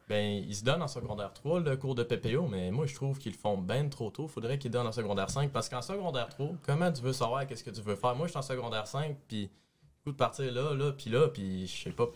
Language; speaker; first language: French; native; French